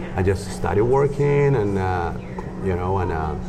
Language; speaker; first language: English; non-native, fluent; Spanish